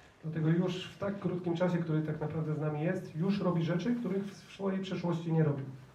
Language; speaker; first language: Polish; native; Polish